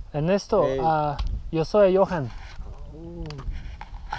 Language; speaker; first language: Spanish; non-native, learner; English